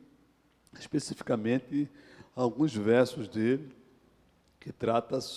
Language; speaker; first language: Portuguese; native; Portuguese